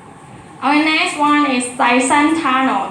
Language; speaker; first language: English; non-native, learner; Chinese